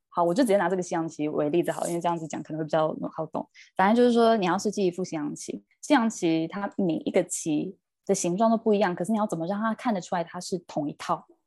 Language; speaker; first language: Chinese; early bilingual, heritage; Chinese